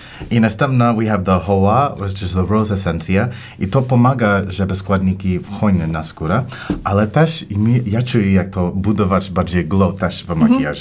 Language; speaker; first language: Polish; non-native, learner; English